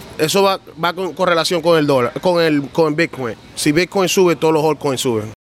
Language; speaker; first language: Spanish; early bilingual, heritage; Spanish